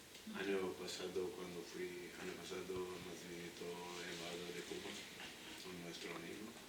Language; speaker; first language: Spanish; non-native, fluent; Italian